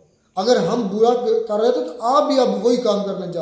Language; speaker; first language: Hindi; native; Hindi